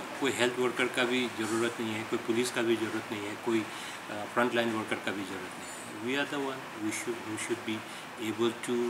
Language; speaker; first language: Hindi; non-native, local second language; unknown